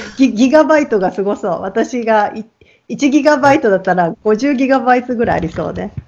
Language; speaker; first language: Japanese; native; Japanese